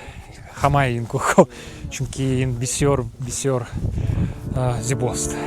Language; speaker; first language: Tajik; non-native, fluent; Russian